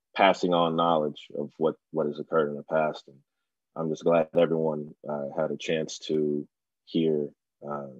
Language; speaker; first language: English; native; English